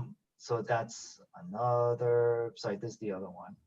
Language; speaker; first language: English; native; English